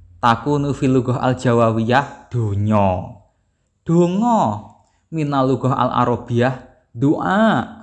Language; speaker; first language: Arabic; non-native, learner; Javanese